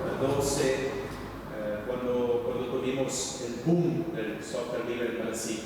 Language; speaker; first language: Spanish; non-native, fluent; Portuguese